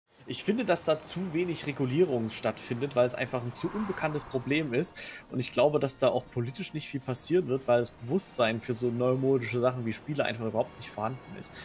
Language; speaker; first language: German; native; German